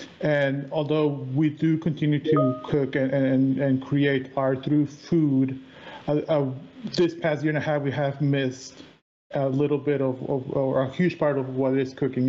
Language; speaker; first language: English; native; English